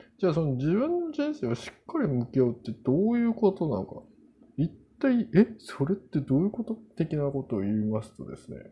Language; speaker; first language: Japanese; non-native, fluent; Korean